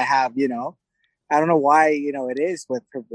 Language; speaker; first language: English; non-native, local second language; Filipino